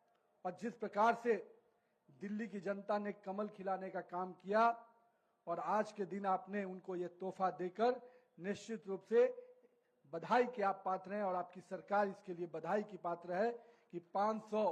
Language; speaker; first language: Hindi; native; Hindi